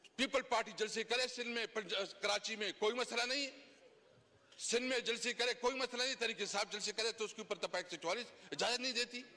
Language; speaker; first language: Urdu; non-native, local second language; Pashto